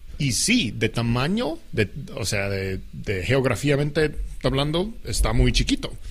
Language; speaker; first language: Spanish; non-native, fluent; English